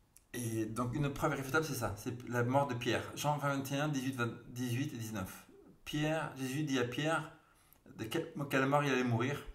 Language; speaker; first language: French; native; French